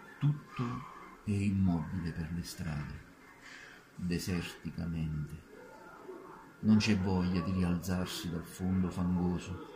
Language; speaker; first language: Italian; native; Italian